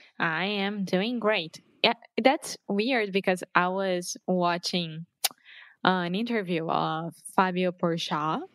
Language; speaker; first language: English; non-native, fluent; Portuguese